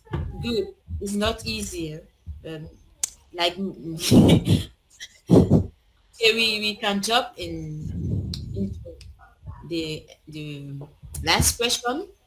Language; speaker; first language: English; non-native, learner; French